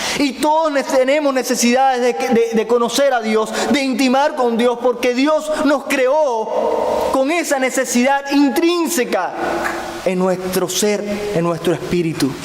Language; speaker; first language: Spanish; native; Spanish